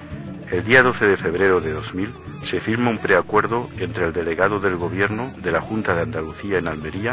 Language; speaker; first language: Spanish; native; Spanish